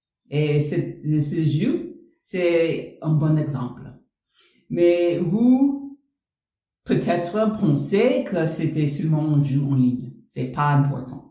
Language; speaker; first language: French; non-native, learner; English